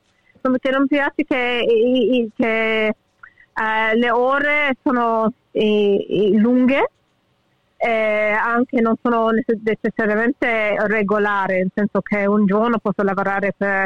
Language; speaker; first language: Italian; early bilingual, heritage; English